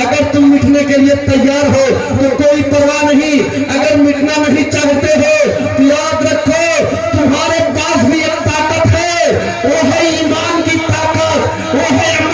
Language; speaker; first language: Hindi; native; Hindi